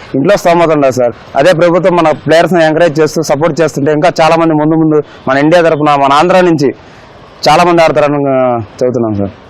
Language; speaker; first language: Telugu; native; Telugu